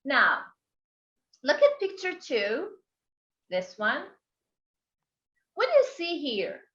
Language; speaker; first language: English; non-native, fluent; Persian